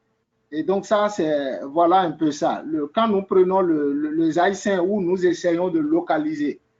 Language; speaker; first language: French; native; French